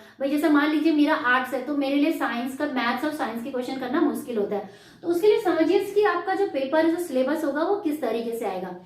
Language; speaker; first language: Hindi; native; Hindi